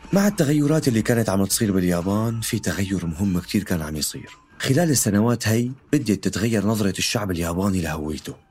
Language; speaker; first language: Arabic; native; Arabic